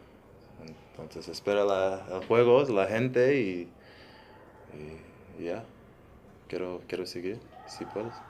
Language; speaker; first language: Spanish; early bilingual, heritage; English